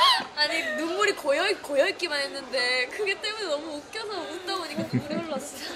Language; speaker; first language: Korean; native; Korean